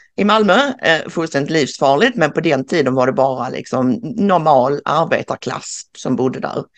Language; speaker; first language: Swedish; native; Swedish